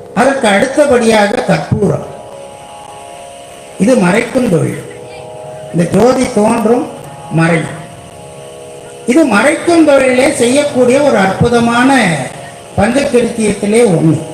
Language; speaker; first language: Tamil; native; Tamil